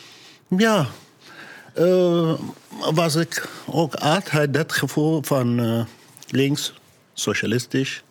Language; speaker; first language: Dutch; non-native, learner; Arabic